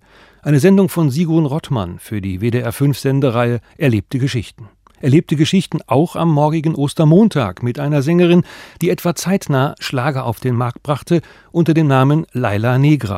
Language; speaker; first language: German; native; German